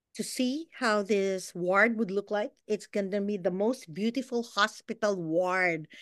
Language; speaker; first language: English; non-native, local second language; Filipino